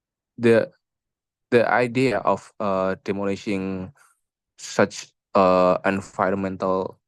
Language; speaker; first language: English; non-native, local second language; Indonesian